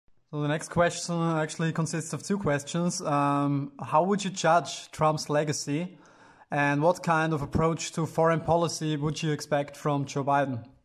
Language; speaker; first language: English; non-native, fluent; German